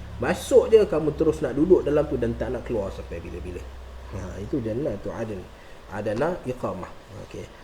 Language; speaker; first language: Malay; native; Malay